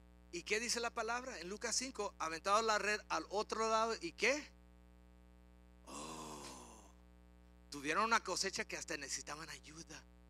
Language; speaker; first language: Spanish; early bilingual, heritage; Spanish